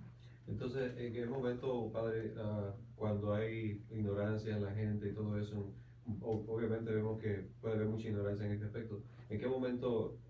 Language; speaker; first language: Spanish; native; Spanish